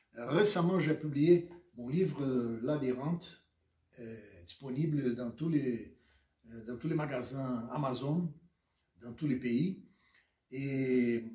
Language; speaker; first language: French; non-native, fluent; Portuguese